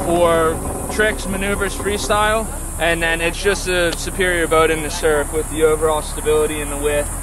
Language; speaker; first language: English; native; English